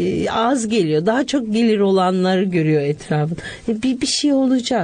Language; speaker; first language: Turkish; native; Turkish